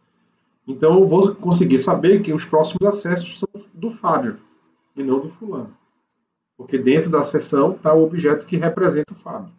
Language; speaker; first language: Portuguese; native; Portuguese